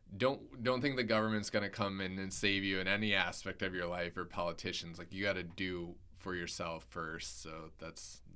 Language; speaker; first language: English; native; English